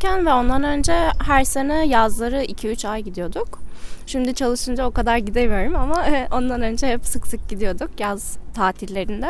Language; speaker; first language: Turkish; early bilingual, heritage; German